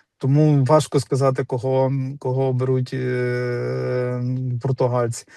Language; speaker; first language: Ukrainian; native; Ukrainian